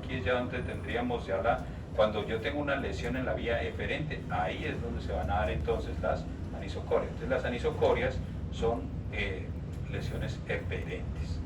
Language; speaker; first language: Spanish; native; Spanish